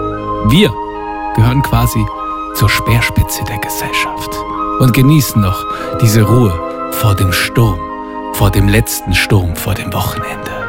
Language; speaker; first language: German; native; German